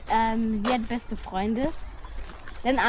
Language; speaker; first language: German; early bilingual, other home language; Sundanese